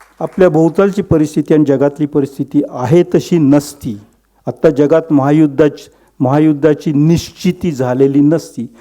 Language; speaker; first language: Marathi; non-native, local second language; Gujarati